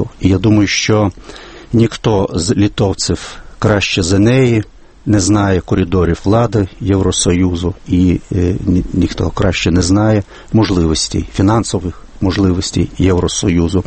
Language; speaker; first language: Ukrainian; non-native, fluent; Lithuanian